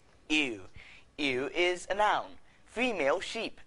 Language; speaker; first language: English; native; English